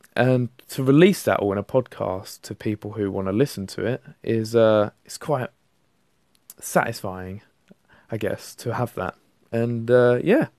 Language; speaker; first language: English; native; English